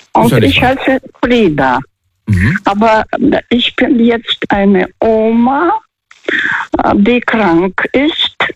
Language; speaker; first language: German; non-native, fluent; Russian